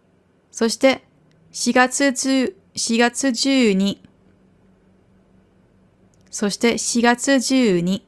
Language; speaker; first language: Japanese; non-native, fluent; German